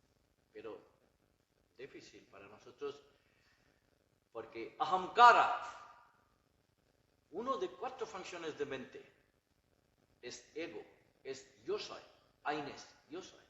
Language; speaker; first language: Spanish; non-native, learner; Bangla